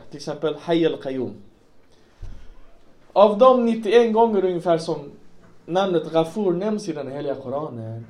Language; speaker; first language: Swedish; non-native, local second language; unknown